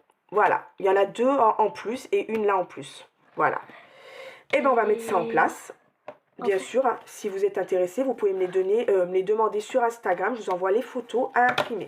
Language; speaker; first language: French; native; French